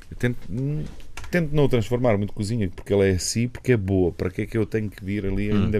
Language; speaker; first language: Portuguese; non-native, fluent; Bosnian